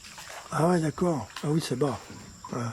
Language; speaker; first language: French; native; French